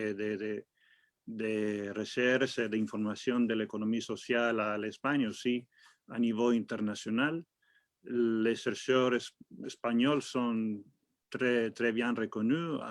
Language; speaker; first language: French; non-native, fluent; Spanish